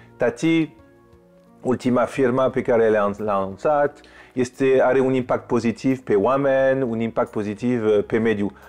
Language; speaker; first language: Romanian; non-native, fluent; French